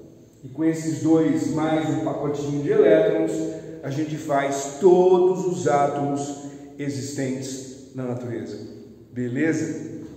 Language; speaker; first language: Portuguese; native; Portuguese